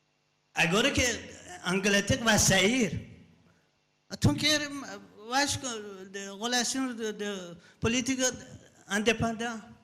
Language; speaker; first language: Portuguese; non-native, learner; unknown